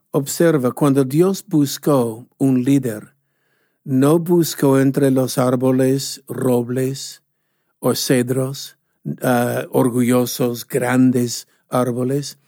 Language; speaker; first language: Spanish; non-native, fluent; English